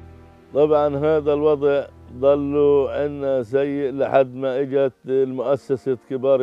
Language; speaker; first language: Arabic; native; Arabic